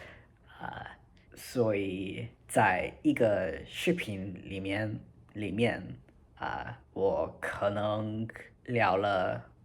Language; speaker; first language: Chinese; non-native, learner; English